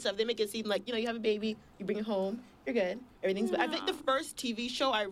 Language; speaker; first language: English; native; English